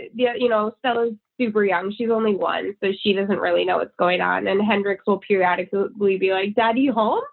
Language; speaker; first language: English; native; English